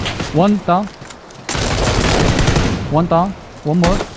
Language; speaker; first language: English; non-native, learner; Korean